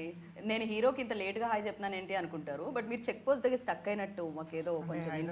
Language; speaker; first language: Telugu; native; Telugu